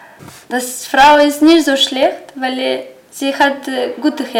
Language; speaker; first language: German; non-native, learner; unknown